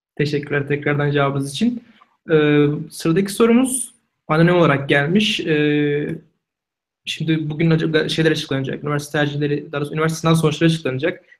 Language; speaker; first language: Turkish; native; Turkish